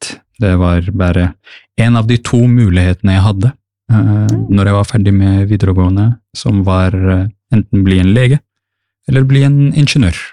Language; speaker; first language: Norwegian; early bilingual, other home language; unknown